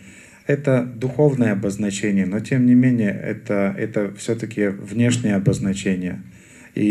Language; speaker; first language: Russian; native; Russian